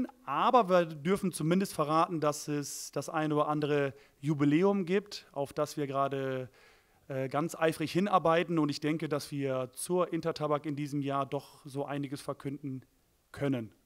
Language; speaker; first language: German; native; German